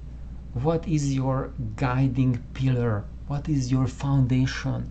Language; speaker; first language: English; non-native, fluent; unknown